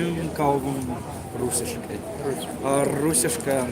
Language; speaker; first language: Lithuanian; early bilingual, heritage; Lithuanian